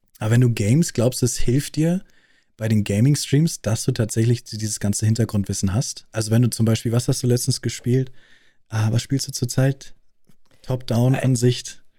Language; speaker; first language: German; native; German